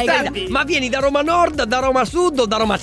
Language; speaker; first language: Italian; native; Italian